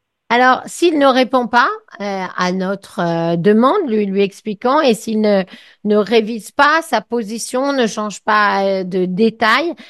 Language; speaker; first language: French; native; French